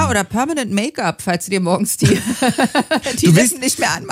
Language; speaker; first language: German; native; German